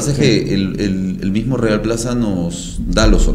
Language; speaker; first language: Spanish; native; Spanish